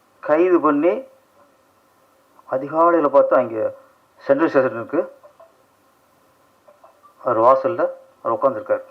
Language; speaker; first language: Tamil; native; Tamil